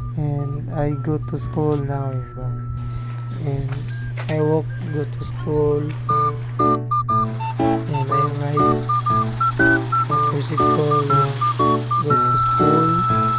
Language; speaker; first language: English; non-native, learner; Cebuano